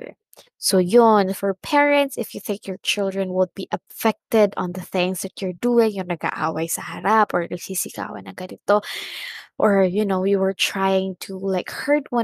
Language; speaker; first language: English; non-native, local second language; Filipino